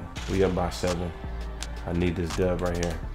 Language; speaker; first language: English; native; English